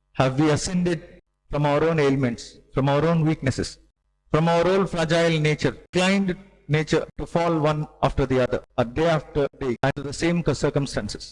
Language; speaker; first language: English; non-native, local second language; Telugu